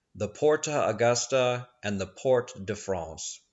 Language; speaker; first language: English; native; English